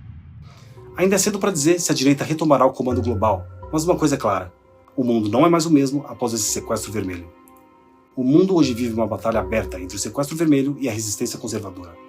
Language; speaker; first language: Portuguese; native; Portuguese